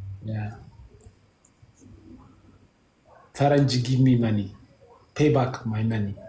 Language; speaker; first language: English; non-native, learner; Amharic